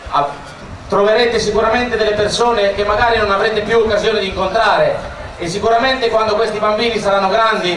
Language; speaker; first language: Italian; native; Italian